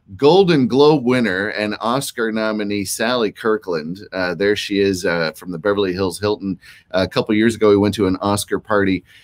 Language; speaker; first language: English; native; English